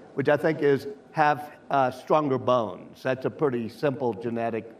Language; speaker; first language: English; native; English